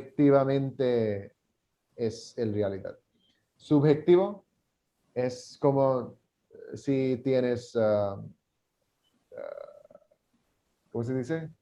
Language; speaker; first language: Spanish; non-native, learner; English